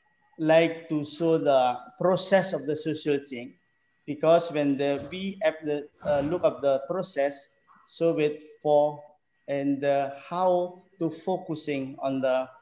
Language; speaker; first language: English; non-native, learner; Indonesian